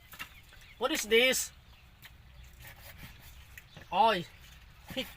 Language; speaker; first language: English; non-native, learner; Khmer